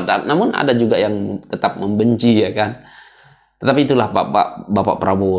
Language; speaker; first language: Indonesian; native; Indonesian